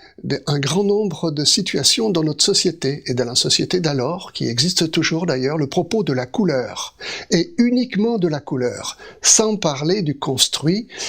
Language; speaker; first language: French; native; French